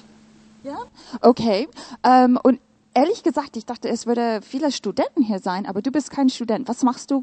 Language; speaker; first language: German; non-native, fluent; English